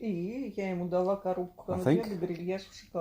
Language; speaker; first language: Russian; native; Russian